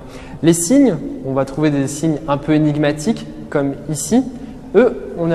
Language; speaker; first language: French; native; French